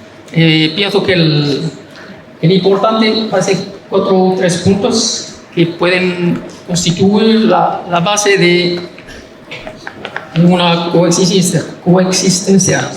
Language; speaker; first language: Spanish; non-native, learner; Arabic